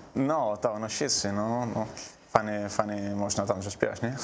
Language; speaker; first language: Polish; non-native, learner; Italian